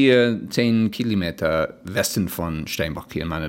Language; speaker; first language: German; early bilingual, heritage; Plautdietsch